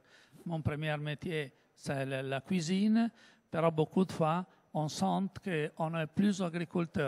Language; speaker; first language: French; non-native, learner; Italian